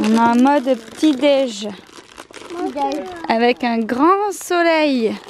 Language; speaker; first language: French; native; French